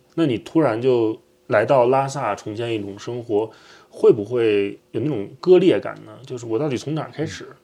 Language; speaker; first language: Chinese; native; Chinese